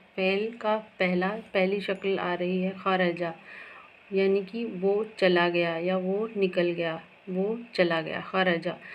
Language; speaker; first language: Hindi; native; Hindi